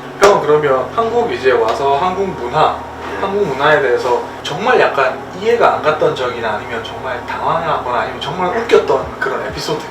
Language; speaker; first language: Korean; native; Korean